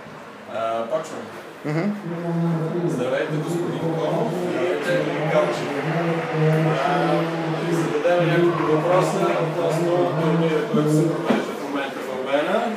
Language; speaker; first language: Bulgarian; native; Bulgarian